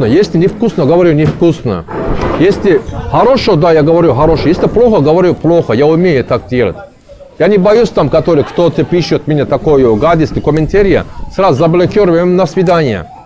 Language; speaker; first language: Russian; non-native, learner; Turkish